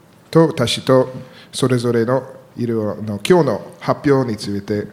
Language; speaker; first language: Japanese; non-native, learner; English